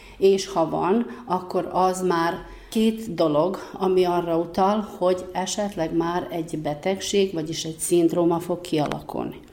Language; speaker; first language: Hungarian; native; Hungarian